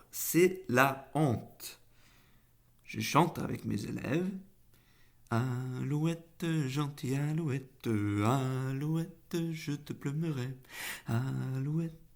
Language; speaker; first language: French; non-native, fluent; Faroese